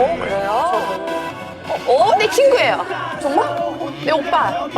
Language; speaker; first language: Korean; non-native, fluent; English